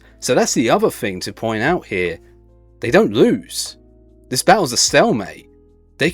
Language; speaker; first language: English; native; English